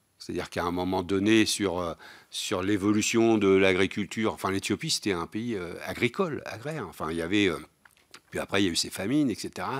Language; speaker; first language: French; native; French